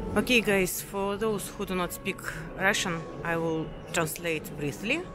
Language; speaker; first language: English; non-native, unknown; Russian